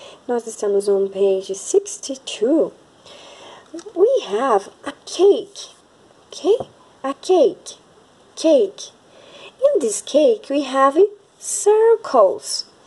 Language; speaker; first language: English; non-native, fluent; Portuguese